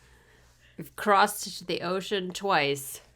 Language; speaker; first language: English; native; English